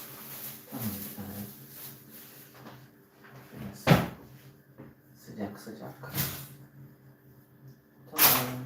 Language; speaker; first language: Turkish; non-native, learner; Filipino